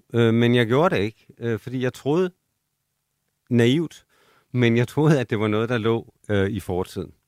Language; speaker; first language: Danish; native; Danish